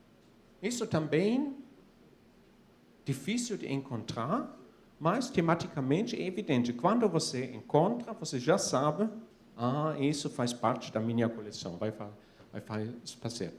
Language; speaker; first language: Portuguese; non-native, fluent; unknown